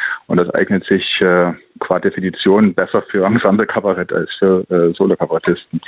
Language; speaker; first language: German; native; German